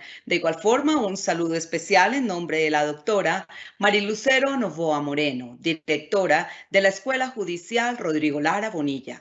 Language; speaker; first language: Spanish; native; Spanish